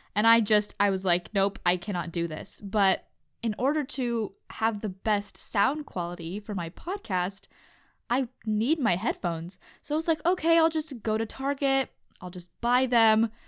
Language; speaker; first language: English; native; English